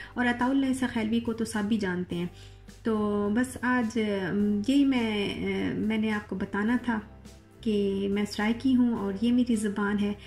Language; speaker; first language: Urdu; non-native, local second language; Saraiki